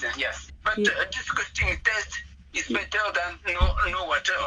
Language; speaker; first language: English; non-native, learner; French